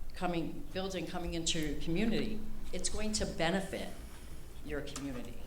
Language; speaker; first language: English; native; English